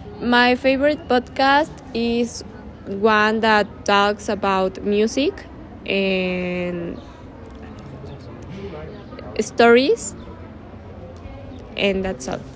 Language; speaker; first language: English; non-native, learner; Spanish